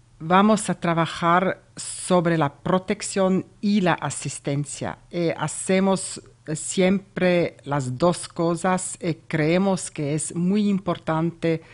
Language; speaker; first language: Spanish; non-native, learner; German